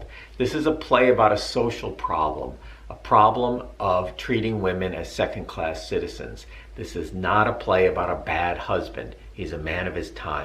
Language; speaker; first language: English; native; English